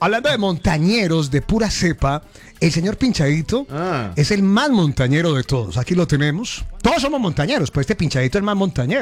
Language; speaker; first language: Spanish; native; Spanish